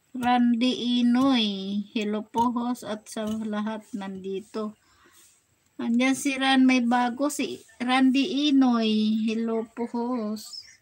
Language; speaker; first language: Filipino; non-native, local second language; Waray